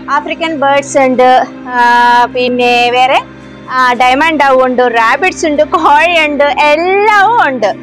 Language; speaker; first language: Malayalam; non-native, local second language; Telugu